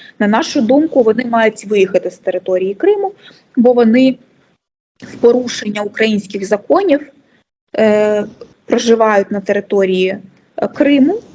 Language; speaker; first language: Ukrainian; non-native, local second language; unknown